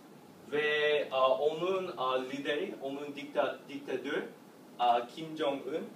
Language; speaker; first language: Turkish; non-native, learner; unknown